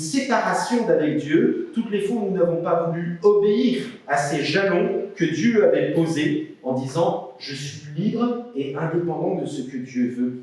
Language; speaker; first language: French; native; French